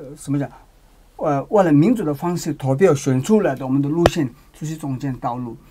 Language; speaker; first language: Chinese; non-native, learner; Tibetan